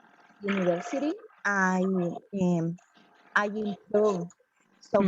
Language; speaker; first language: English; non-native, learner; Spanish